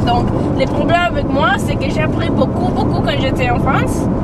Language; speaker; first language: French; non-native, learner; Spanish